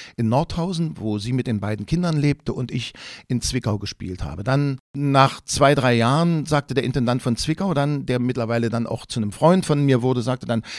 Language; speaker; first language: German; native; German